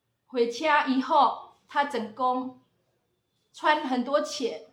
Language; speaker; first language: Chinese; non-native, fluent; Indonesian